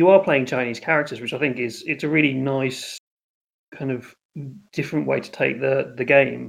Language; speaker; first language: English; native; English